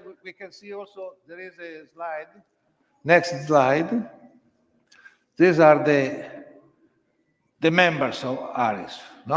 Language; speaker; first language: English; non-native, learner; Italian